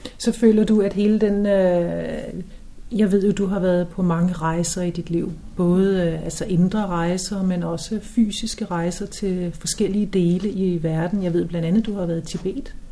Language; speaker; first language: Danish; native; Danish